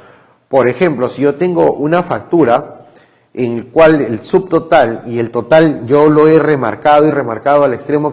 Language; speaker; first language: Spanish; native; Spanish